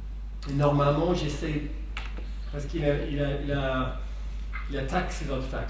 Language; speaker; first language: French; non-native, fluent; English